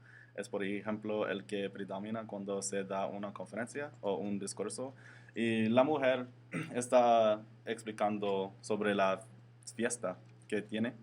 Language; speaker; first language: Spanish; non-native, learner; English